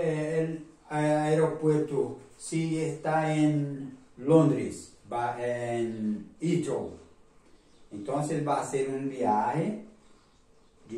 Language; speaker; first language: Spanish; non-native, learner; Portuguese